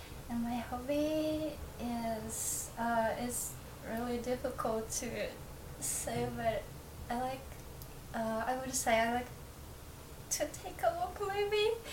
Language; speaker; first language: English; non-native, fluent; Japanese